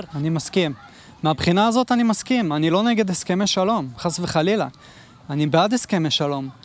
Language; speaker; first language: Hebrew; native; Hebrew